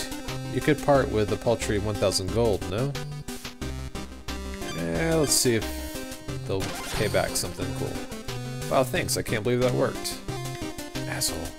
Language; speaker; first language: English; native; English